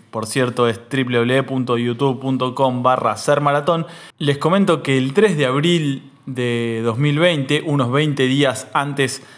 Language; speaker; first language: Spanish; native; Spanish